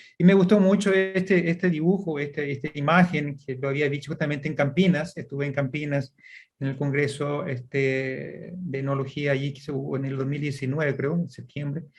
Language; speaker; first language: Spanish; early bilingual, heritage; Portuguese